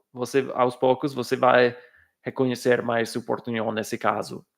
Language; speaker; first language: Portuguese; non-native, fluent; English